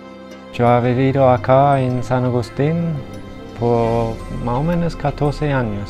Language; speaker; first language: Spanish; non-native, fluent; English